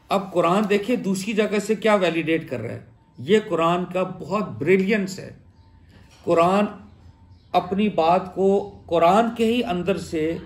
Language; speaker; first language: Urdu; native; Urdu